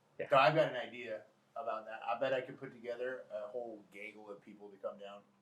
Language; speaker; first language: English; native; English